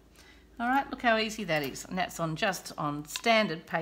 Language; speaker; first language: English; native; English